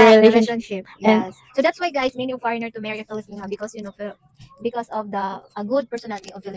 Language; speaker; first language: English; non-native, local second language; Cebuano